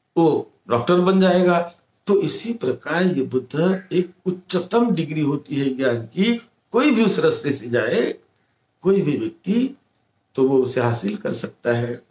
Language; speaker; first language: Hindi; non-native, local second language; Marathi